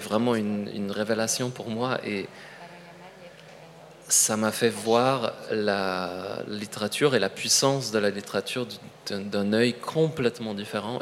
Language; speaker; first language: French; non-native, fluent; Polish